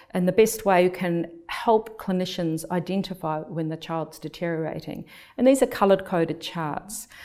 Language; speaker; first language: English; native; English